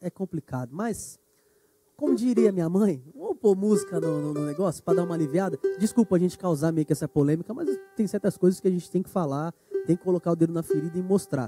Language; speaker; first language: Portuguese; native; Portuguese